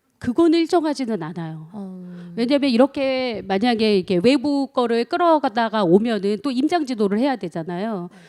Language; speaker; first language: Korean; native; Korean